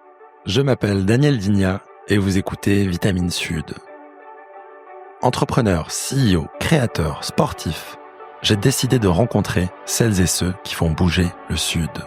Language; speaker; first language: French; native; French